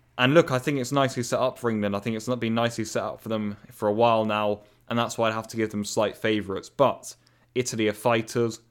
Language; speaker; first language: English; native; English